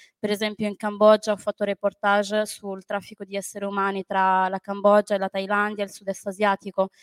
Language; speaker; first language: Italian; early bilingual, other home language; Arabic